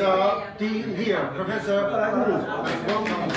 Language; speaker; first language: English; non-native, fluent; Chinese